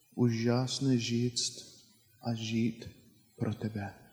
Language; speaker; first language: Czech; non-native, learner; English